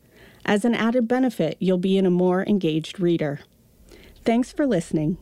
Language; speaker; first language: English; native; English